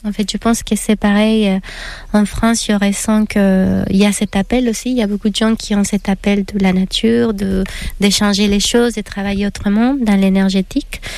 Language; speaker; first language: French; non-native, fluent; Spanish